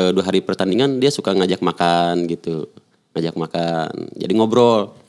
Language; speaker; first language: Indonesian; native; Indonesian